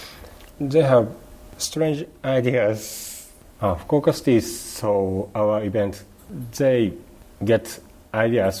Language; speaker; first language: English; non-native, learner; Japanese